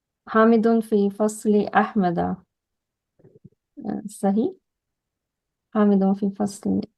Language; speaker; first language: Arabic; non-native, learner; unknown